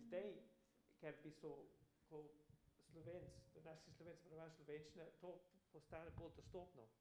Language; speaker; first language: Slovenian; non-native, learner; English